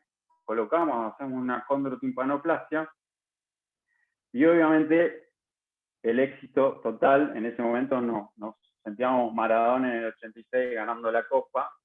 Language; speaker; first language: Spanish; native; Spanish